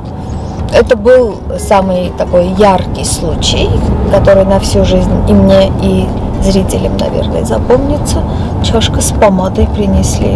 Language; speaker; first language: Russian; non-native, local second language; Armenian